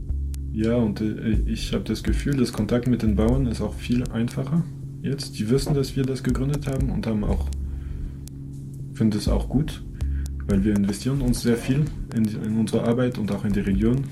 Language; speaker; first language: German; non-native, fluent; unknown